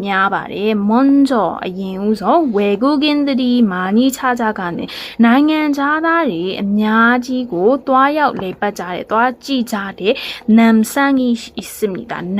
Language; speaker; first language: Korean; non-native, fluent; Burmese